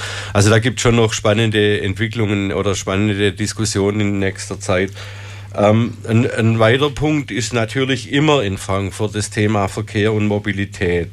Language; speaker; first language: German; native; German